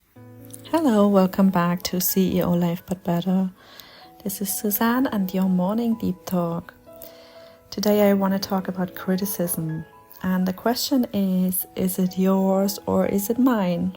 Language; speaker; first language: English; non-native, fluent; German